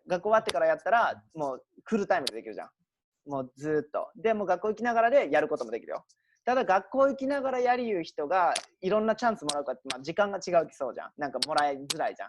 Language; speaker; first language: Japanese; native; Japanese